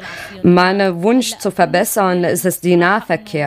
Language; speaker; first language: German; non-native, learner; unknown